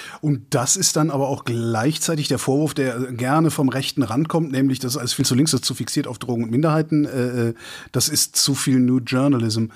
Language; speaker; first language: German; native; German